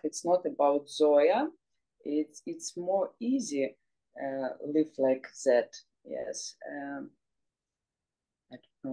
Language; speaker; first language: English; non-native, learner; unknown